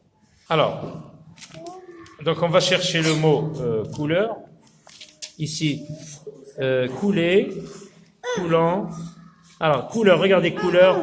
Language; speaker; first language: French; non-native, local second language; Arabic